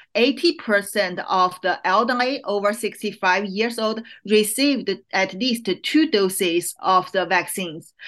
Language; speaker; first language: English; non-native, fluent; Chinese